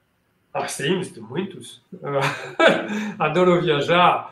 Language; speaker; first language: Portuguese; non-native, learner; French